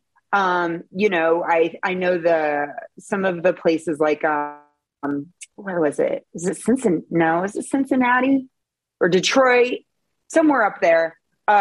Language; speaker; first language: English; native; English